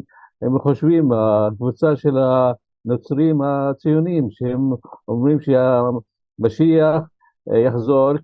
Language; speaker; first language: Hebrew; non-native, local second language; Arabic